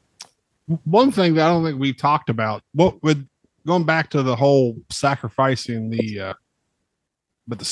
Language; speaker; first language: English; native; English